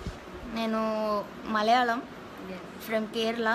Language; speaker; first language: Telugu; non-native, learner; Malayalam